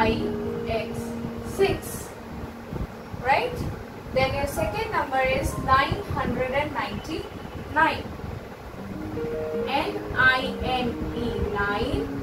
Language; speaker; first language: English; non-native, local second language; Hindi